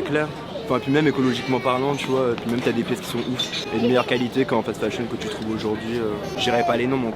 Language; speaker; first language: French; native; French